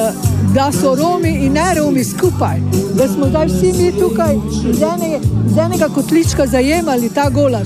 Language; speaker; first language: Slovenian; non-native, local second language; Romany